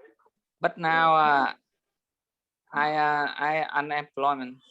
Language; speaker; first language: English; non-native, learner; Vietnamese